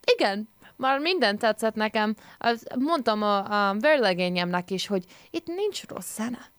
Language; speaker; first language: Hungarian; early bilingual, heritage; English